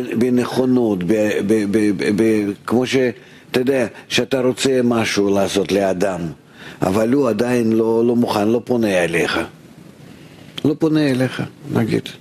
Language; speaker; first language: Hebrew; non-native, fluent; Russian